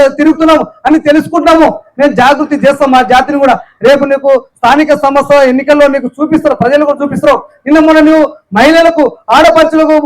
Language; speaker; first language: Telugu; non-native, local second language; Lambadi